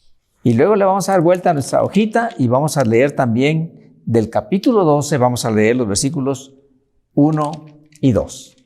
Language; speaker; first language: Spanish; native; Spanish